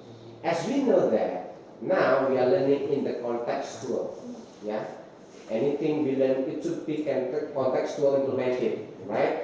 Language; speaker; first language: English; non-native, fluent; Indonesian